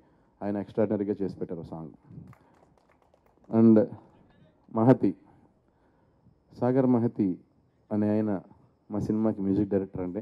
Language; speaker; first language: Telugu; native; Telugu